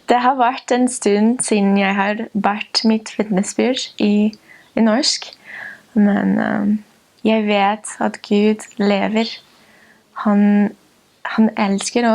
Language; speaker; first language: Norwegian; non-native, fluent; English